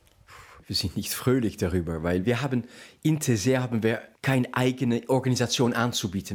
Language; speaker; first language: German; non-native, fluent; Dutch